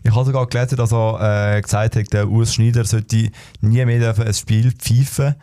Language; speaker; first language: German; native; German